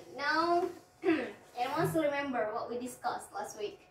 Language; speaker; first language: English; non-native, fluent; Indonesian